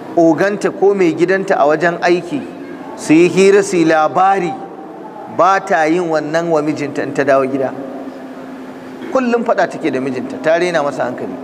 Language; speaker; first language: Hausa; native; Hausa